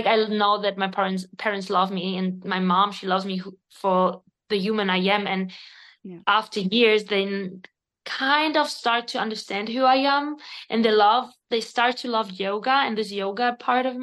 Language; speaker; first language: English; non-native, fluent; Spanish